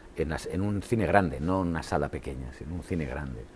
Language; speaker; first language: Spanish; native; Spanish